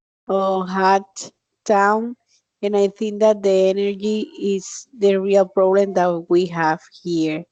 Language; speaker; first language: English; non-native, learner; Spanish